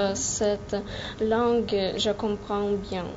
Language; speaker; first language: French; non-native, learner; Russian